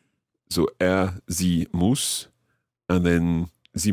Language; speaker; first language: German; non-native, learner; English